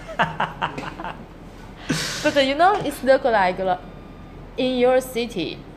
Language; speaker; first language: English; non-native, learner; Chinese